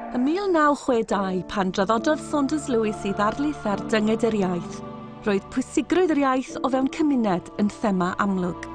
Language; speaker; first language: Welsh; native; Welsh